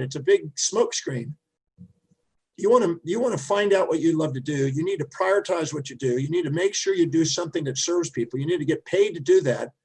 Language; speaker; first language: English; native; English